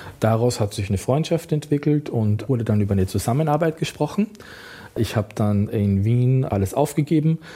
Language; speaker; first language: German; native; German